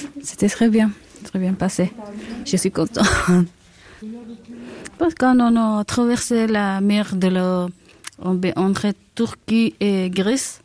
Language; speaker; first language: French; non-native, learner; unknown